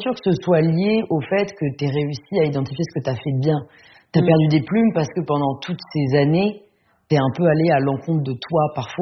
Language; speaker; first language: French; native; French